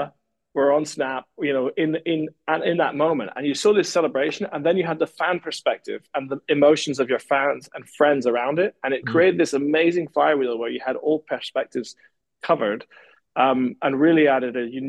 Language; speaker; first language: English; native; English